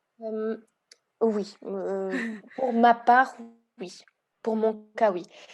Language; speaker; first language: French; early bilingual, heritage; Hungarian